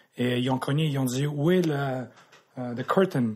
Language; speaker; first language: French; native; French